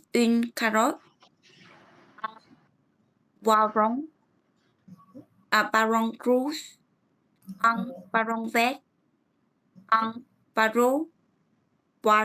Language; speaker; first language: French; non-native, learner; Vietnamese